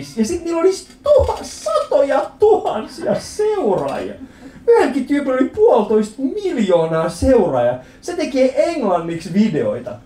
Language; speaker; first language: Finnish; early bilingual, other home language; Persian